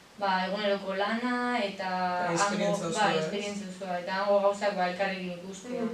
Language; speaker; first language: Basque; non-native, local second language; Spanish